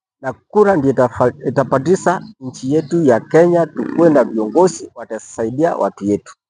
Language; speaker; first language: Swahili; non-native, local second language; Gusii